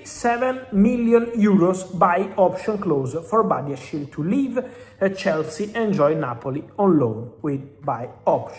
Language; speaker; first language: English; non-native, fluent; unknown